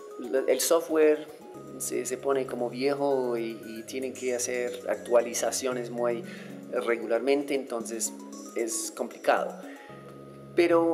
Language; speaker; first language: Spanish; non-native, fluent; English